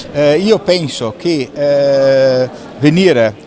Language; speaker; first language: Italian; non-native, fluent; Dutch